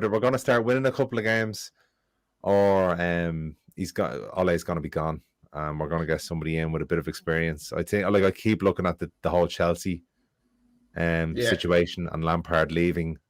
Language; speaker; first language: English; native; English